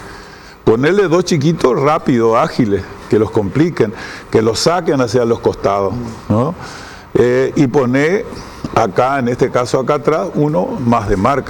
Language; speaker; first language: Spanish; native; Spanish